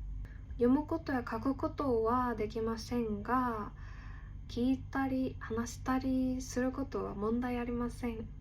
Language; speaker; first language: Japanese; non-native, learner; Korean